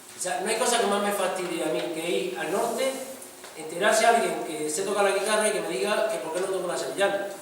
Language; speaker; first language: Spanish; native; Spanish